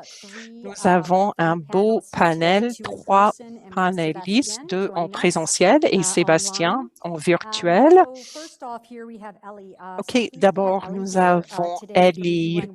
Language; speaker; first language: French; non-native, local second language; English